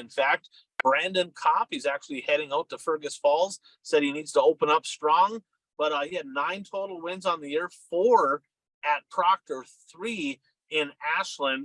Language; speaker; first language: English; native; English